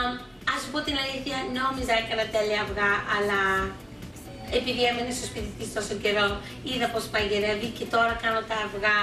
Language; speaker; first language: Greek; early bilingual, heritage; Greek